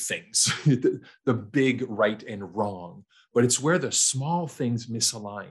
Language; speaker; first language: English; native; English